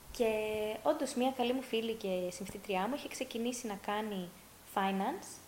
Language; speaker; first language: Greek; early bilingual, heritage; Greek